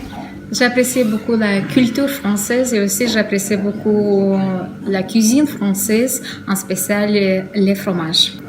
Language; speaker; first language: French; non-native, fluent; Romanian